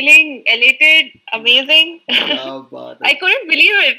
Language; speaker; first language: English; non-native, local second language; Hindi